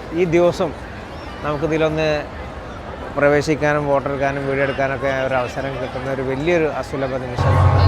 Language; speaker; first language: Malayalam; native; Malayalam